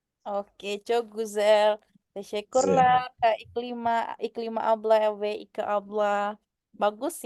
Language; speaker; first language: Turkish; non-native, learner; Indonesian